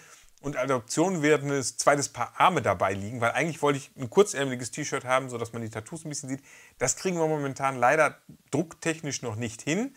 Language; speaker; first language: German; native; German